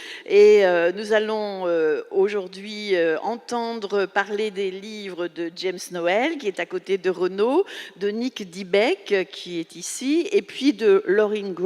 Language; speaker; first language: French; native; French